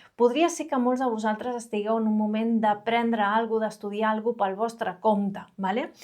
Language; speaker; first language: Catalan; non-native, local second language; Spanish